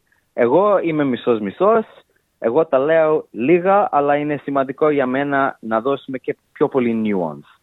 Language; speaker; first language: Greek; early bilingual, heritage; English